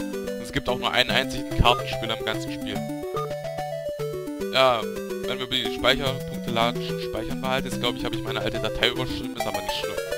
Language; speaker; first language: German; native; German